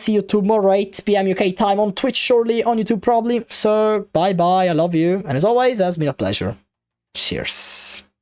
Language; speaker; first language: English; non-native, fluent; Italian